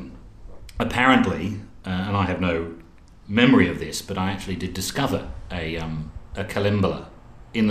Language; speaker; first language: English; native; English